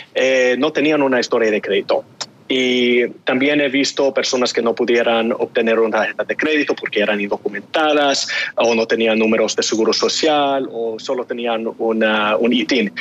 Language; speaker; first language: Spanish; early bilingual, heritage; Spanish